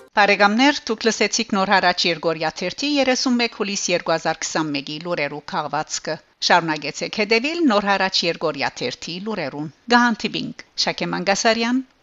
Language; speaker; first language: Armenian; native; Armenian